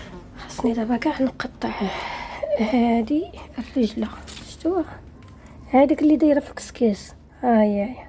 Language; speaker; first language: Arabic; native; Arabic